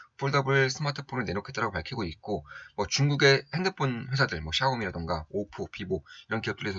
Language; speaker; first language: Korean; native; Korean